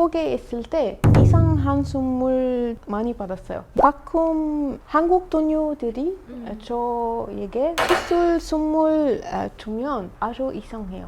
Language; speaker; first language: Korean; non-native, learner; Arabic